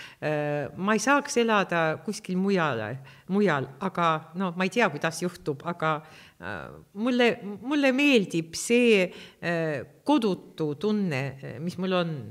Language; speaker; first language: Estonian; non-native, local second language; Russian